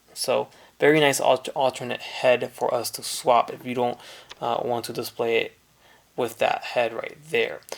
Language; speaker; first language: English; native; English